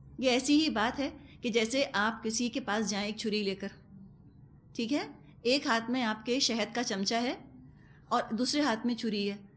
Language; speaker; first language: Urdu; non-native, local second language; Punjabi